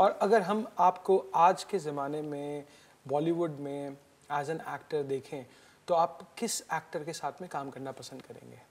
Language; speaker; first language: Hindi; native; Hindi